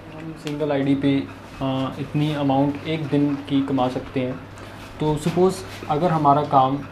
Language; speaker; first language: Hindi; non-native, local second language; Punjabi